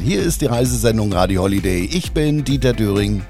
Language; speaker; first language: German; native; German